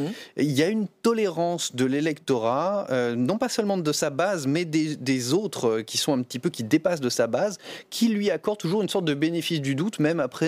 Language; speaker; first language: French; native; French